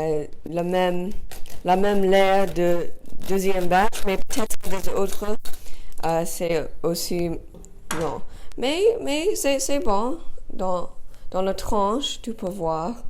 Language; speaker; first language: French; non-native, learner; English